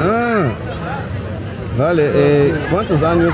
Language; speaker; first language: Spanish; non-native, learner; German